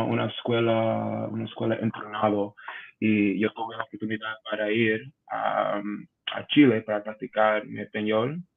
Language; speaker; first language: Spanish; non-native, learner; English